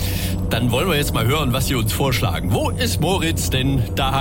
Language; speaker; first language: German; native; German